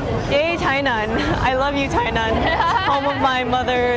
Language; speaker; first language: English; early bilingual, other home language; Chinese